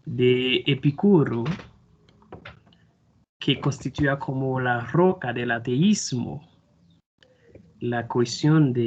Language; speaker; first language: Spanish; non-native, fluent; Haitian Creole